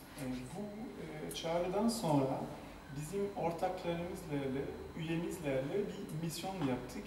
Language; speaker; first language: Turkish; non-native, fluent; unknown